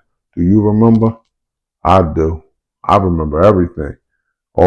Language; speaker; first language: English; native; English